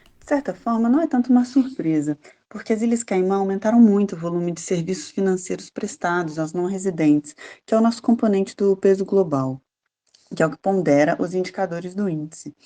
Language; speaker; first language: Portuguese; native; Portuguese